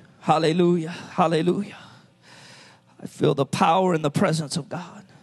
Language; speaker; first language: English; native; English